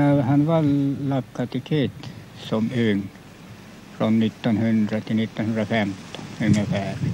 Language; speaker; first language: Swedish; non-native, local second language; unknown